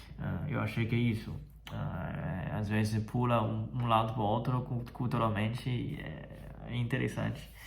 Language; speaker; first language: Portuguese; non-native, fluent; Chinese